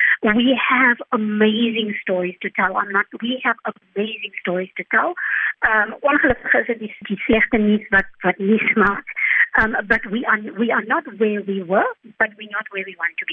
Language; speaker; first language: English; non-native, local second language; Afrikaans